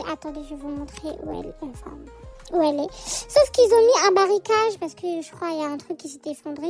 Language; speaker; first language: French; native; French